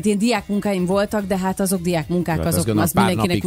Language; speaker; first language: Hungarian; native; Hungarian